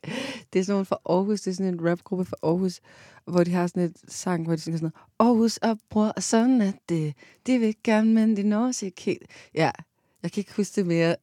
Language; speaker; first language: Danish; native; Danish